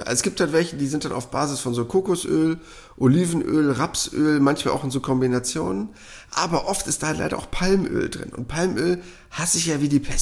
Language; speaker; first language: German; native; German